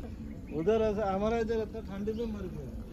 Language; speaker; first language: Hindi; non-native, learner; Bangla